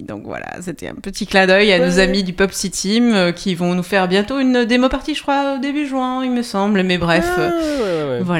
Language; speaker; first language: French; native; French